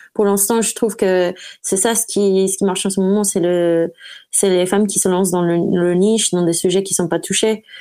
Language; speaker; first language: French; non-native, fluent; English